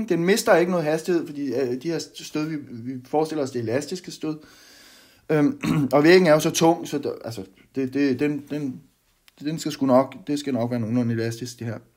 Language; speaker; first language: Danish; native; Danish